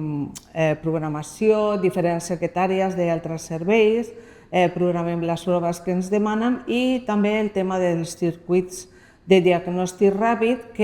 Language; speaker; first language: Catalan; non-native, local second language; Spanish